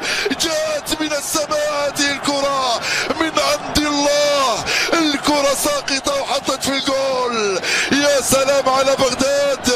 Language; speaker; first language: Arabic; native; Arabic